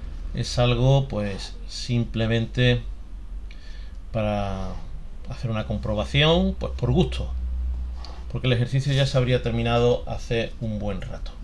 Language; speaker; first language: Spanish; native; Spanish